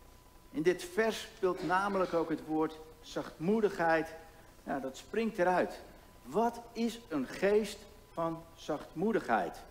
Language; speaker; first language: Dutch; native; Dutch